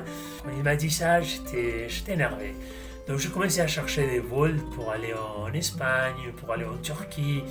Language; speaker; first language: French; non-native, fluent; Spanish